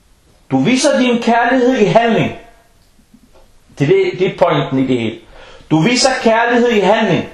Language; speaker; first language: Danish; non-native, local second language; Arabic